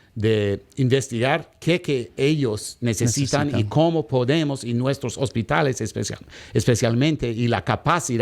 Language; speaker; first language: Spanish; non-native, learner; English